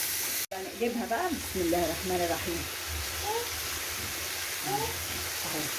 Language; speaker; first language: Arabic; native; Arabic